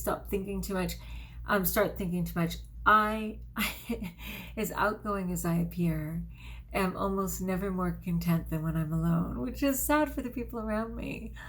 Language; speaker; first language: English; native; English